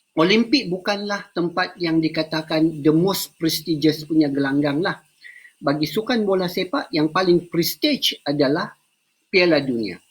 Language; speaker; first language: Malay; non-native, local second language; Central Dusun